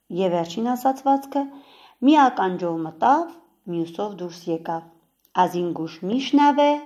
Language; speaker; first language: Armenian; native; Armenian